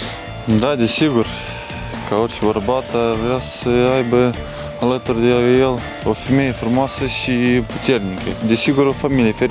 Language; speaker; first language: Romanian; non-native, local second language; Russian